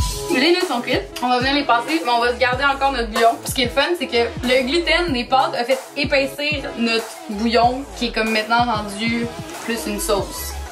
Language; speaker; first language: French; native; French